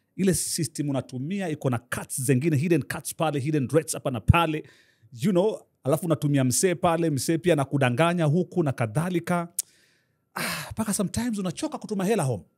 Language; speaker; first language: Swahili; native; Swahili